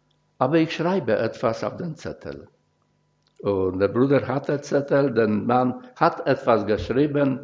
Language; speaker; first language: German; non-native, fluent; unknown